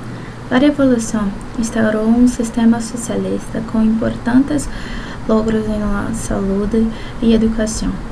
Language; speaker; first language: Spanish; non-native, learner; Portuguese